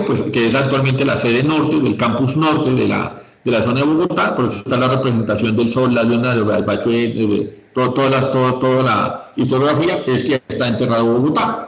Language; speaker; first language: Spanish; native; Spanish